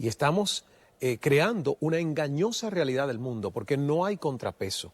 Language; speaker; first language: Spanish; native; Spanish